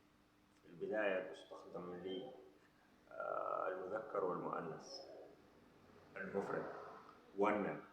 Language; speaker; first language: Arabic; non-native, fluent; Hausa